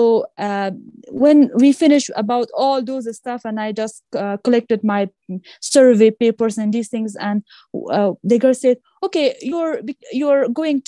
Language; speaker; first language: English; non-native, fluent; Persian